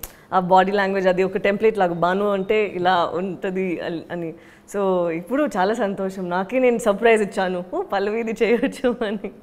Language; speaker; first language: Telugu; non-native, local second language; Tamil